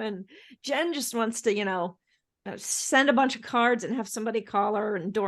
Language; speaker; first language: English; native; English